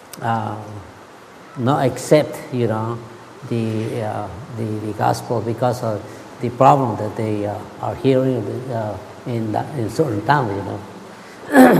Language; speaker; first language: English; non-native, learner; Spanish